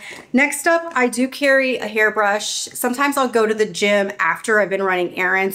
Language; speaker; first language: English; native; English